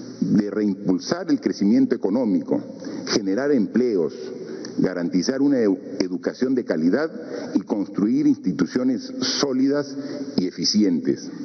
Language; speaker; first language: Spanish; native; Spanish